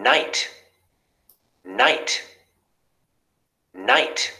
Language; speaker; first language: English; non-native, learner; Spanish